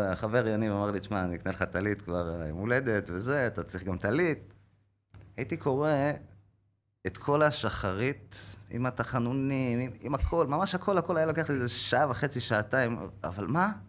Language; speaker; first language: Hebrew; native; Hebrew